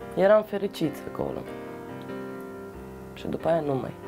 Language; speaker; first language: Romanian; non-native, learner; Russian